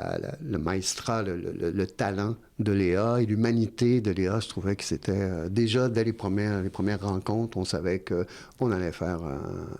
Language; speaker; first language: French; native; French